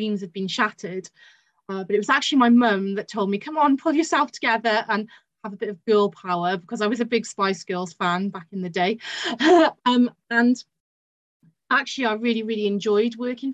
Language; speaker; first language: English; native; English